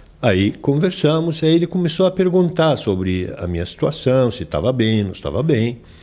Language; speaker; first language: Portuguese; non-native, fluent; Arabic